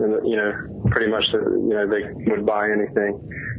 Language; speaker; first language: English; native; English